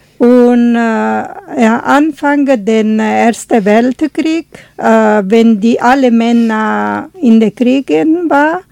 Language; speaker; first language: German; non-native, learner; Italian